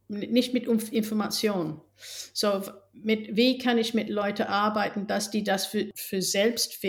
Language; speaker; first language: German; non-native, fluent; English